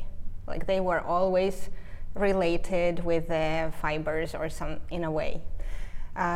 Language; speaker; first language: English; non-native, fluent; Russian